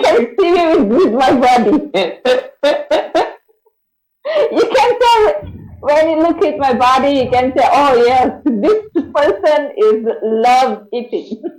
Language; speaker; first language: English; non-native, learner; Indonesian